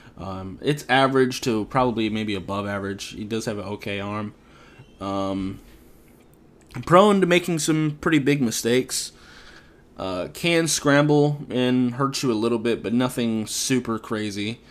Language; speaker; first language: English; native; English